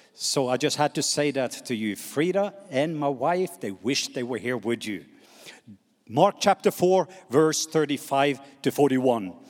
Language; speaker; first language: English; non-native, fluent; Norwegian